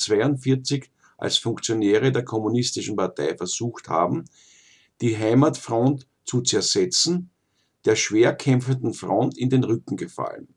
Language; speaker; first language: German; native; German